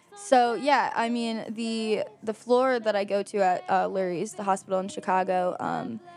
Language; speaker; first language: English; native; English